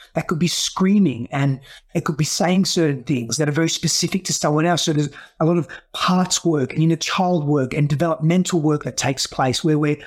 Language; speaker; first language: English; non-native, local second language; Greek